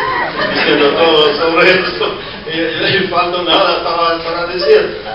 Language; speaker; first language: Spanish; non-native, learner; English